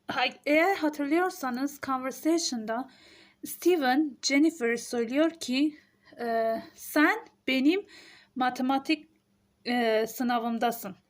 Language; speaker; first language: Turkish; non-native, fluent; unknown